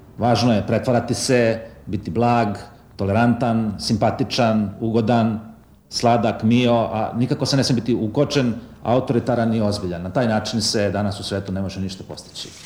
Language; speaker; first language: Serbian; native; Serbian